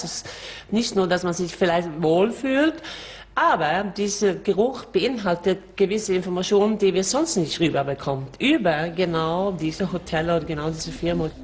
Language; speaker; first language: German; non-native, fluent; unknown